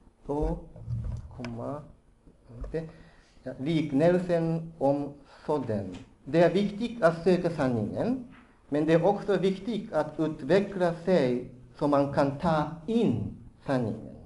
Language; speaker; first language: Swedish; non-native, fluent; Japanese